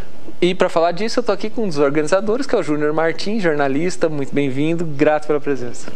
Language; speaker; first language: Portuguese; native; Portuguese